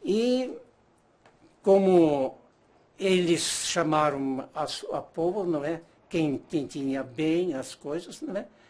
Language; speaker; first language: Portuguese; non-native, learner; Ukrainian